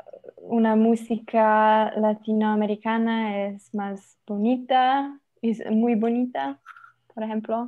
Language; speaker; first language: Spanish; non-native, learner; Slovenian